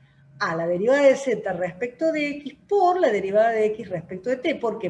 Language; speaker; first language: Spanish; native; Spanish